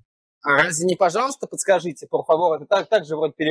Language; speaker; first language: Russian; native; Russian